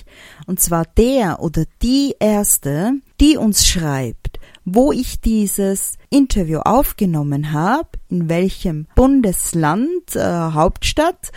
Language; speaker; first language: German; native; German